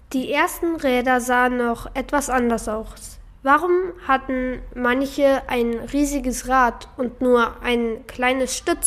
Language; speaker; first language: German; native; German